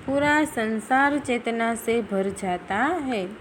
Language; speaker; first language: Hindi; non-native, local second language; Gujarati